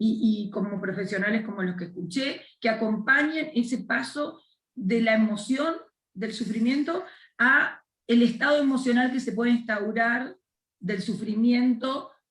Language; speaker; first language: Spanish; native; Spanish